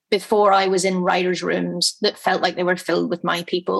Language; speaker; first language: English; native; English